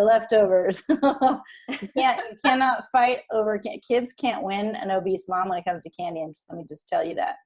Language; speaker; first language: English; native; English